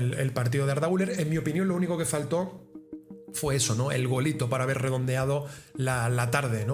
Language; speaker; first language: Spanish; native; Spanish